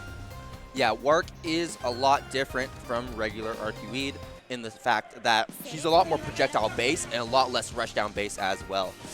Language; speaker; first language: English; native; English